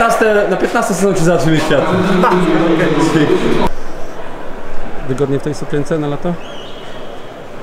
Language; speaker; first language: Polish; native; Polish